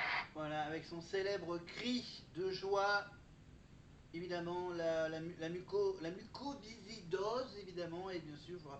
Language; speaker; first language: French; native; French